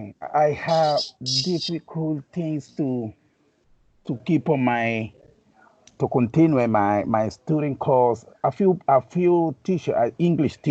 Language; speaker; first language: English; non-native, learner; Spanish